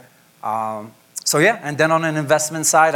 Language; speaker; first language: English; non-native, fluent; Polish